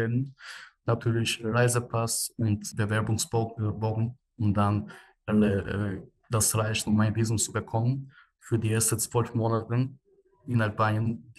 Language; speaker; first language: German; non-native, fluent; Albanian